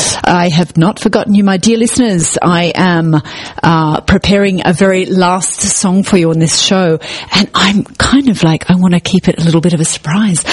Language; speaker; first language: English; native; English